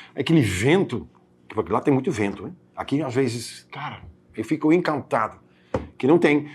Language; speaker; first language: Portuguese; non-native, fluent; Dutch